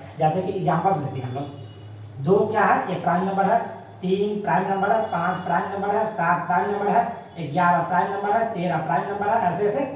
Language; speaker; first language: Hindi; native; Hindi